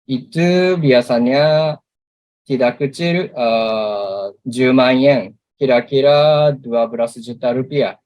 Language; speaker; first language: Indonesian; non-native, learner; Japanese